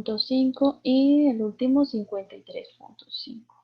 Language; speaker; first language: Spanish; native; Spanish